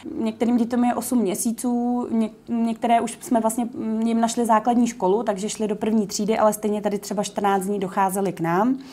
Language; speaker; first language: Czech; native; Czech